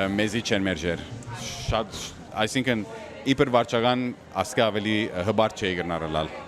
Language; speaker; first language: Armenian; early bilingual, heritage; Armenian